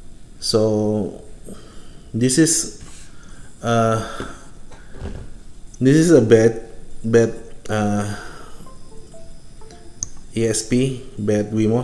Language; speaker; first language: English; non-native, fluent; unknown